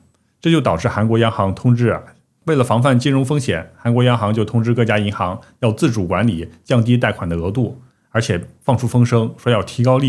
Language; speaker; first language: Chinese; native; Chinese